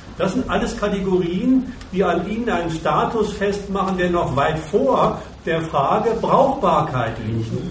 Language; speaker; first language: German; native; German